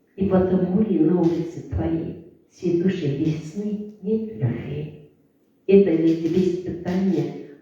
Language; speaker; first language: Russian; non-native, local second language; Kazakh